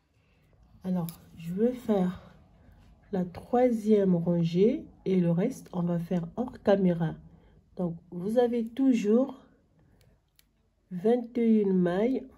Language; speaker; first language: French; non-native, local second language; Arabic